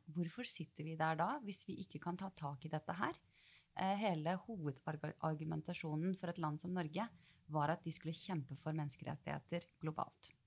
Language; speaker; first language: Norwegian; early bilingual, other home language; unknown